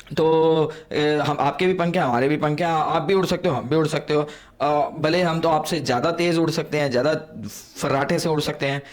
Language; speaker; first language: Hindi; non-native, local second language; Punjabi